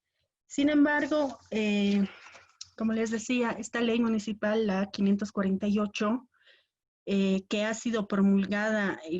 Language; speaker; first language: Spanish; native; Spanish